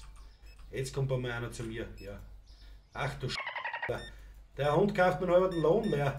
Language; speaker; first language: German; native; German